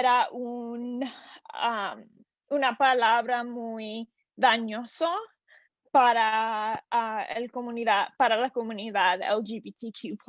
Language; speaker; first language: Spanish; non-native, learner; English